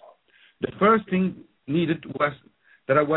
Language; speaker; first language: English; non-native, fluent; French